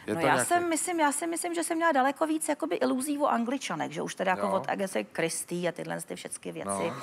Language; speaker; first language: Czech; native; Czech